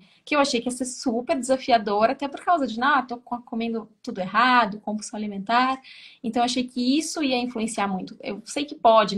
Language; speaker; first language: Portuguese; native; Portuguese